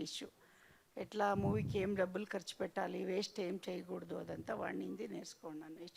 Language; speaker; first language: Telugu; non-native, learner; Kannada